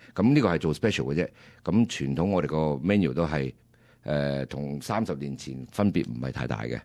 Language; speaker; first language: Cantonese; early bilingual, heritage; Cantonese